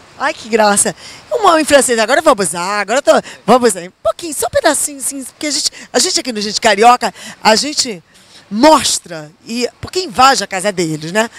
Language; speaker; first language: Portuguese; native; Portuguese